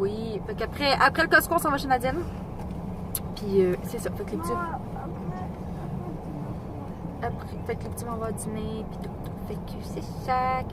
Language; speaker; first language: French; native; French